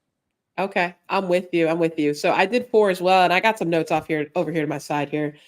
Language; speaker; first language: English; native; English